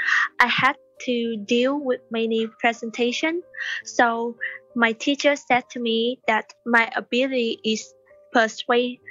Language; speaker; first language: English; non-native, learner; Vietnamese